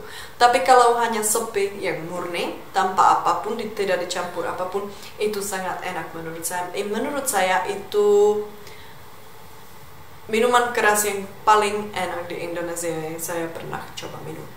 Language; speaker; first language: Indonesian; non-native, fluent; Czech